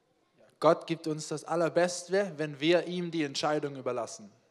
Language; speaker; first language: German; native; German